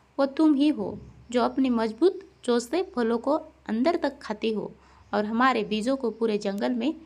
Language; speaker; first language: Hindi; non-native, local second language; Marathi